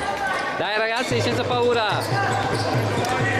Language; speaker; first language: Italian; native; Italian